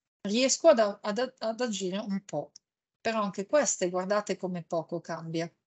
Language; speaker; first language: Italian; native; Italian